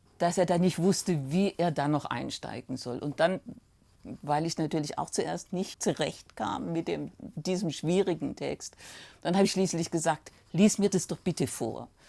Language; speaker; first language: German; native; German